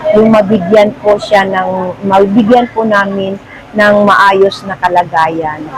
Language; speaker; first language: Filipino; native; Filipino